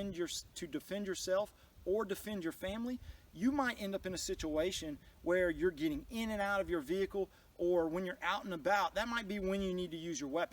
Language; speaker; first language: English; native; English